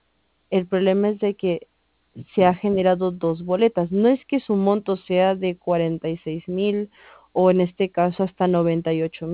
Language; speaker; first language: Spanish; native; Spanish